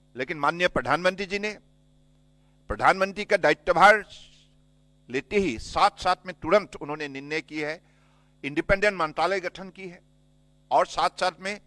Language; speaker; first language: Hindi; non-native, local second language; Assamese